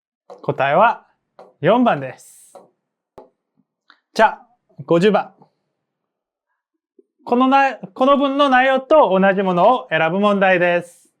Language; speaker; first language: Japanese; non-native, fluent; Korean